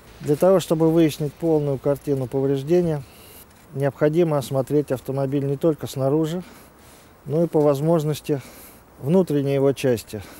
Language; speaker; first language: Russian; native; Russian